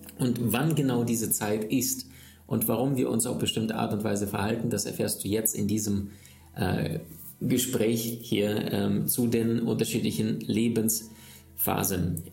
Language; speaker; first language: German; early bilingual, other home language; Russian